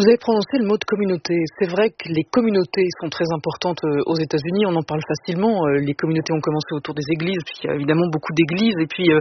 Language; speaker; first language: French; native; French